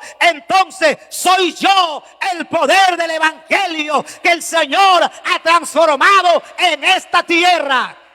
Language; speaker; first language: Spanish; native; Spanish